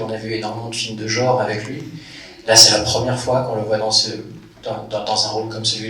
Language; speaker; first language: French; native; French